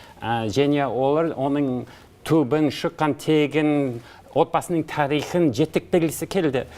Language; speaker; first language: Kazakh; non-native, learner; English